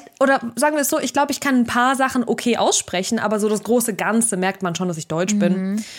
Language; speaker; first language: German; early bilingual, other home language; Russian